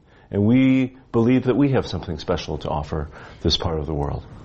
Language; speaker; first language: English; native; English